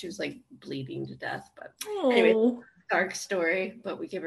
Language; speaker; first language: English; native; English